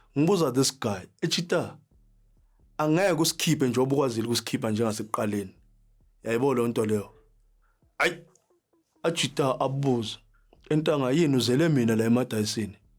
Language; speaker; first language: Zulu; native; Zulu